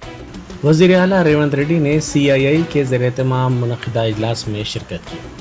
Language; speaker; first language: Hindi; native; Hindi